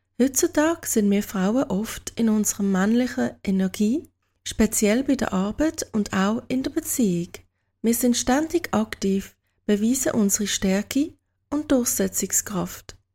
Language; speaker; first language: German; native; German